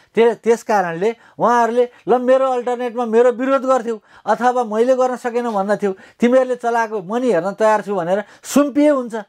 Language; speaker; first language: Nepali; native; Nepali